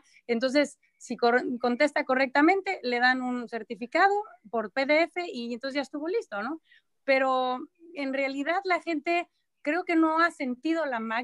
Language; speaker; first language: Spanish; native; Spanish